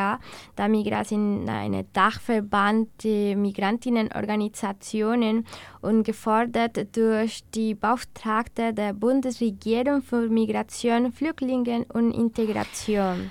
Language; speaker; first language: German; non-native, learner; Spanish